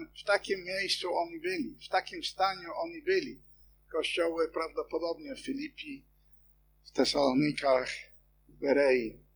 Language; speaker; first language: Polish; non-native, fluent; English